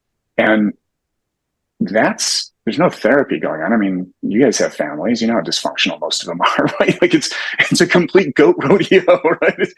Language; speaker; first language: English; native; English